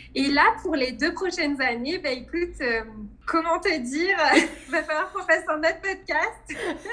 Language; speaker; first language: French; native; French